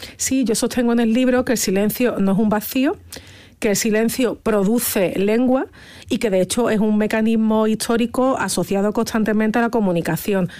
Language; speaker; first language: Spanish; native; Spanish